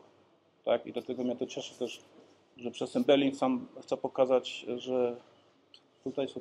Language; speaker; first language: Polish; early bilingual, heritage; Polish